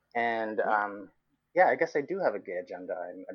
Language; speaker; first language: English; non-native, local second language; Cebuano